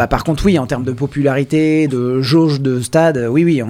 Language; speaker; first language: French; native; French